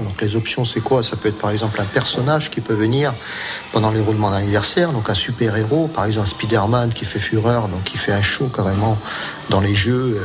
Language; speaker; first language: French; native; French